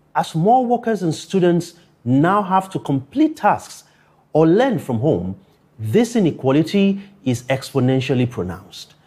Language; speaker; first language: English; non-native, local second language; Yoruba